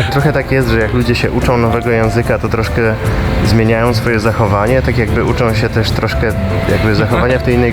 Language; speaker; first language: Polish; native; Polish